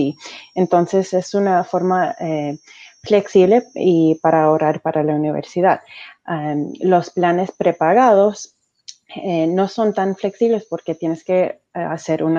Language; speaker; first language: Spanish; early bilingual, heritage; Spanish